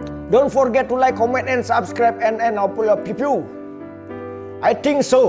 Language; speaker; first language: English; non-native, learner; Balinese